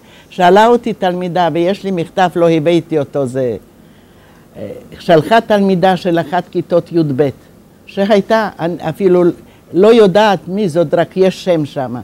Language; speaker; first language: Hebrew; non-native, fluent; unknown